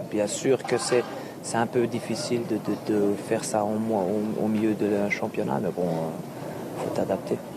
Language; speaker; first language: French; non-native, local second language; Dutch